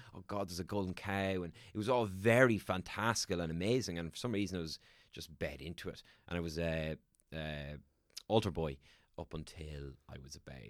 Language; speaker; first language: English; native; English